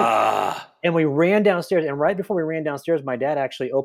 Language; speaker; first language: English; native; English